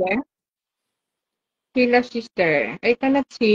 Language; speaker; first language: English; non-native, learner; Bangla